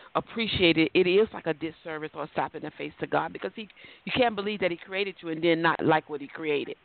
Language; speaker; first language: English; native; English